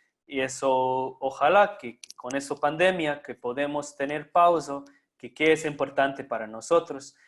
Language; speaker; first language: Spanish; non-native, fluent; English